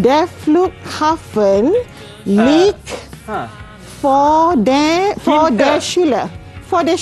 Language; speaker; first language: German; non-native, fluent; Malay